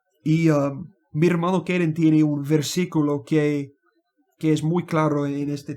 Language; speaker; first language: Spanish; non-native, learner; English